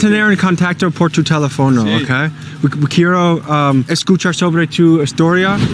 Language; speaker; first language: Spanish; non-native, learner; English